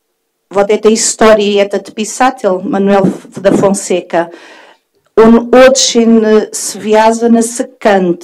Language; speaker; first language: Russian; non-native, fluent; Portuguese